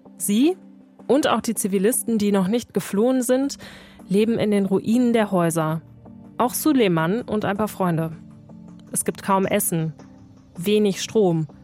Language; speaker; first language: German; native; German